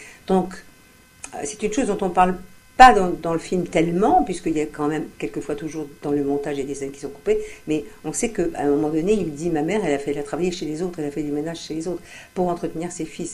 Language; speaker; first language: French; native; French